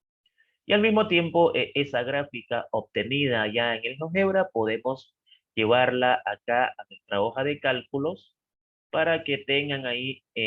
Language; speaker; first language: Spanish; native; Spanish